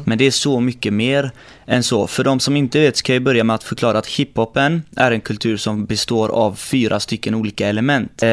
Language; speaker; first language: Swedish; early bilingual, other home language; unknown